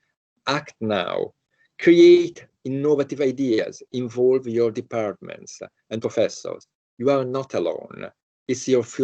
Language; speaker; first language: English; non-native, fluent; Italian